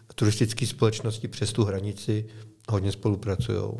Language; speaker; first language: Czech; non-native, fluent; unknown